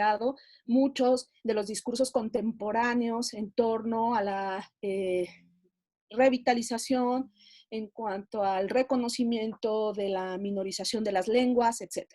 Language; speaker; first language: Spanish; native; Spanish